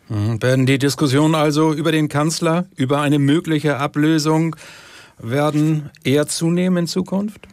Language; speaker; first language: German; native; German